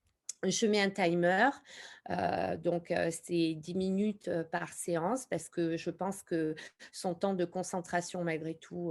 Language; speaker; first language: French; native; French